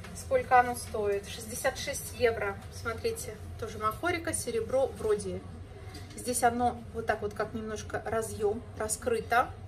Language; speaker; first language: Russian; native; Russian